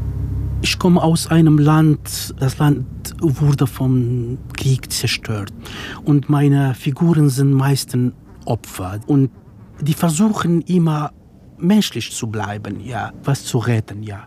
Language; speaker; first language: German; non-native, fluent; Kurdish